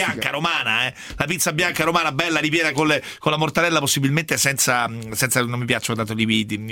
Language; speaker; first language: Italian; native; Italian